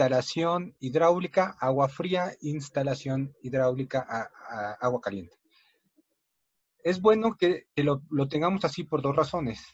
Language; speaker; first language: Spanish; native; Spanish